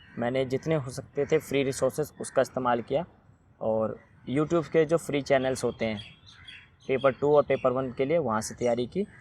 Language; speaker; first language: Hindi; native; Hindi